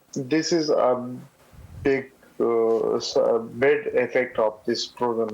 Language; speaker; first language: English; non-native, learner; Pashto